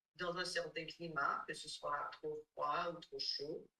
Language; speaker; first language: French; non-native, fluent; English